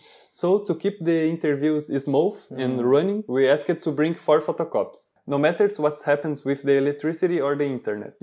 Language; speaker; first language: English; non-native, learner; Portuguese